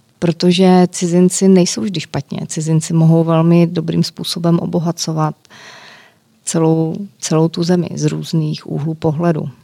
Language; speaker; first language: Czech; native; Czech